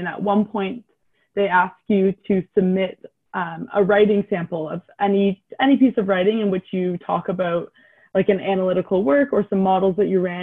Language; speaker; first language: English; native; English